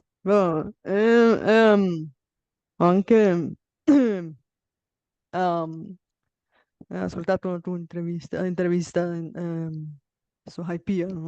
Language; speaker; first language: Italian; non-native, fluent; Bulgarian